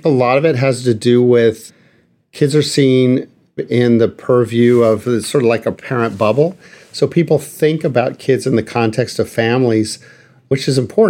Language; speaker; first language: English; native; English